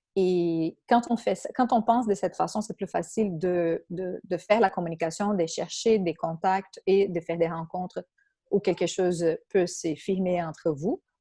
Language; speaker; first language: French; non-native, fluent; Portuguese